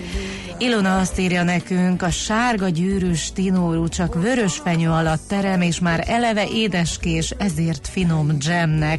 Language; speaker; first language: Hungarian; native; Hungarian